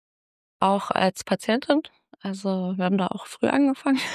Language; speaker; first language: German; native; German